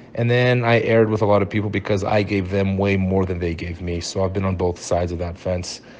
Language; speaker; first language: English; early bilingual, other home language; Portuguese